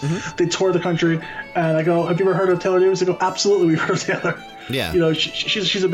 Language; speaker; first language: English; native; English